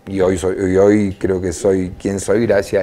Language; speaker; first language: Spanish; native; Spanish